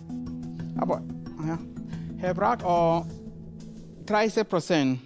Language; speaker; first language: German; non-native, learner; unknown